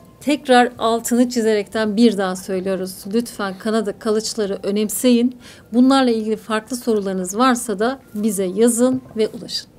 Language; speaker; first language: Turkish; native; Turkish